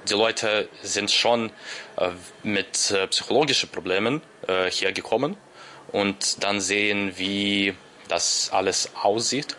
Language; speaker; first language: German; non-native, learner; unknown